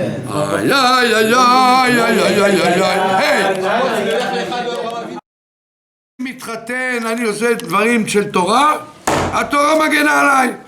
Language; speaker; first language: Hebrew; non-native, fluent; French